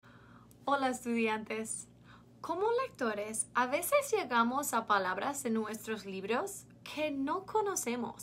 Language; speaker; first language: Spanish; non-native, fluent; English